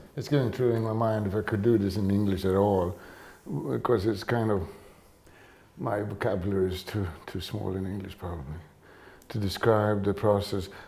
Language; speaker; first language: English; non-native, fluent; Swedish